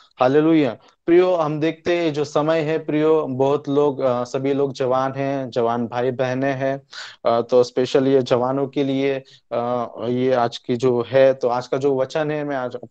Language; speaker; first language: Hindi; non-native, local second language; Marathi